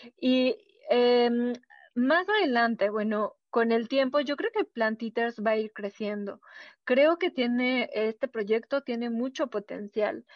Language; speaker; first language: Spanish; native; Spanish